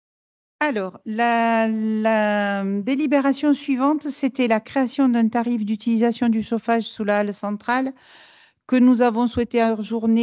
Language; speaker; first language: French; native; French